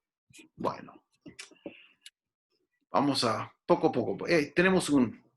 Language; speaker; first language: Spanish; non-native, fluent; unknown